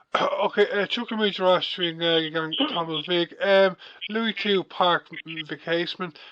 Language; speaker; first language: Irish; non-native, local second language; English